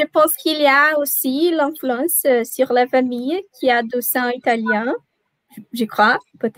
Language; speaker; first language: French; non-native, learner; Portuguese